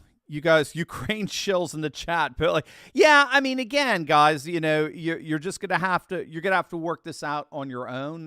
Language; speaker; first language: English; native; English